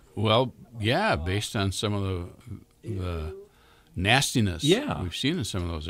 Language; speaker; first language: English; native; English